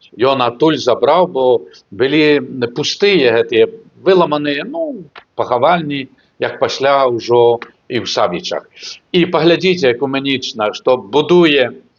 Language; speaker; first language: Belarusian; native; Belarusian